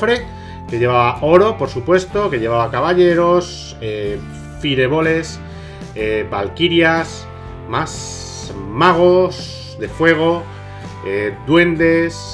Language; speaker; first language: Spanish; native; Spanish